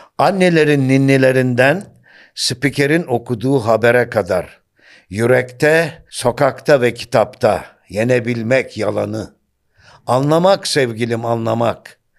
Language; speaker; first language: Turkish; native; Turkish